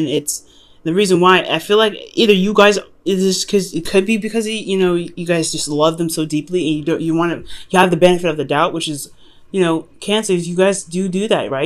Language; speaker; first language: English; native; English